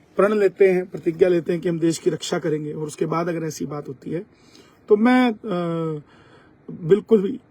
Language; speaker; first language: Hindi; native; Hindi